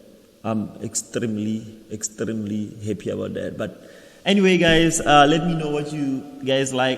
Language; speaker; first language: English; non-native, local second language; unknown